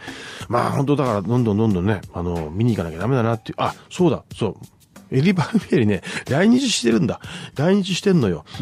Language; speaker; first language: Japanese; native; Japanese